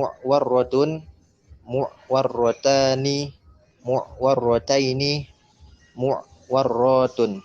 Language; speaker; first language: Arabic; non-native, learner; Indonesian